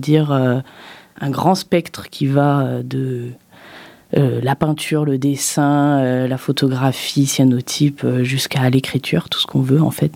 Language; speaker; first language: French; native; French